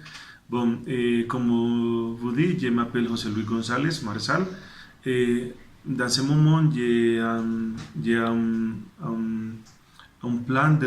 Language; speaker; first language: French; non-native, learner; Spanish